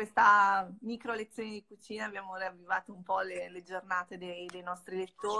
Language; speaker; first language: Italian; native; Italian